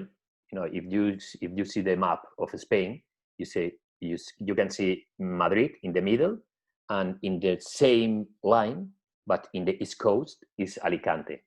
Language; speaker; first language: English; non-native, learner; Spanish